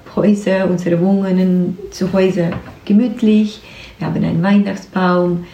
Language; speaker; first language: German; non-native, learner; Ukrainian